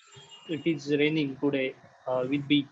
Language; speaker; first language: English; non-native, learner; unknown